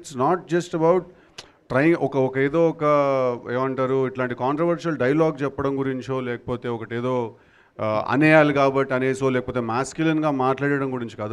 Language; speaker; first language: Telugu; native; Telugu